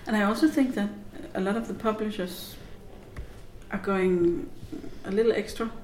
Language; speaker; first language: English; non-native, fluent; Danish